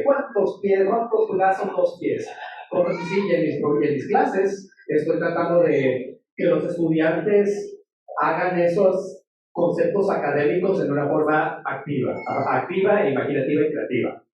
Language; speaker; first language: Spanish; native; Spanish